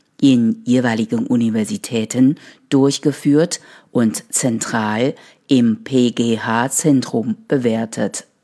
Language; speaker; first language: German; non-native, fluent; Chinese